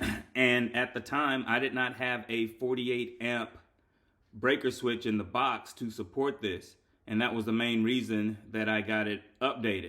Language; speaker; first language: English; native; English